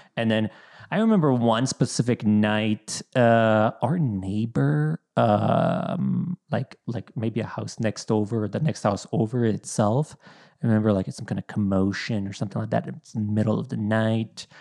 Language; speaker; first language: English; early bilingual, other home language; Bosnian